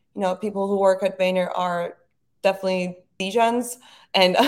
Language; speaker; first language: English; non-native, fluent; Turkish